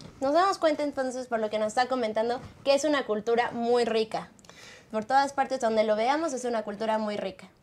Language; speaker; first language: Spanish; native; Spanish